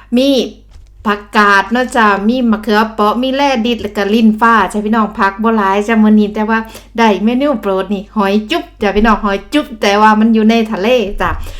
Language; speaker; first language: Thai; native; Thai